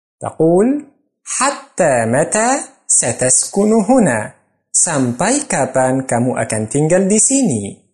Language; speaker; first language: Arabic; non-native, fluent; Indonesian